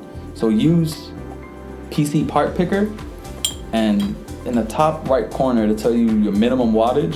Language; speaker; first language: English; early bilingual, other home language; Jamaican Creole English